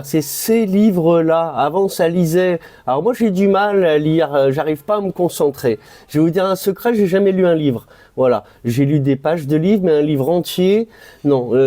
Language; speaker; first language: French; native; French